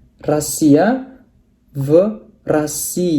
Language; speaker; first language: Russian; non-native, fluent; Indonesian